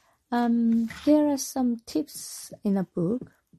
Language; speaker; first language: English; non-native, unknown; Korean